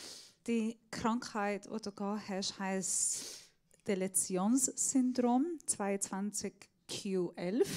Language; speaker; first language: German; non-native, fluent; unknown